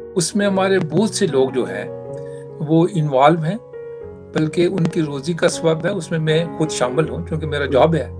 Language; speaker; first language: Urdu; non-native, local second language; Punjabi